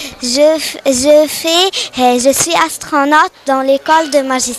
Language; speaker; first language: French; non-native, learner; Arabic